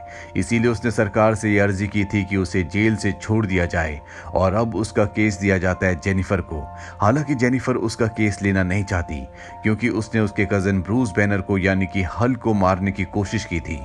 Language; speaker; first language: Hindi; native; Hindi